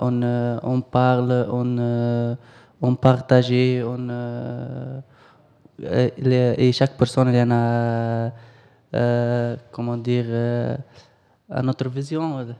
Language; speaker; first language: French; non-native, learner; Arabic